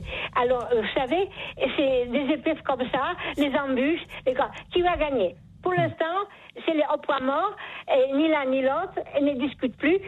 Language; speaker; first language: French; non-native, fluent; Polish